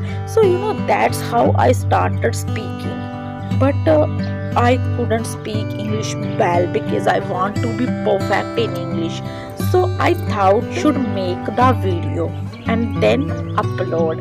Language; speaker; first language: English; non-native, learner; Hindi